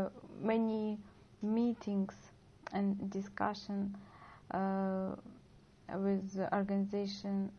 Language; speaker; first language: English; non-native, learner; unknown